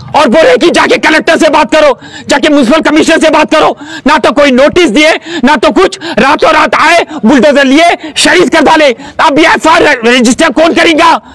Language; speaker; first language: Hindi; non-native, local second language; Urdu